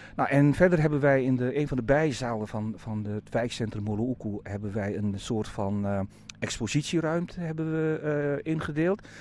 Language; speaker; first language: Dutch; native; Dutch